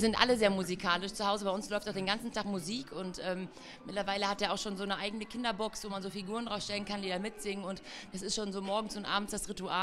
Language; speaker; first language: German; native; German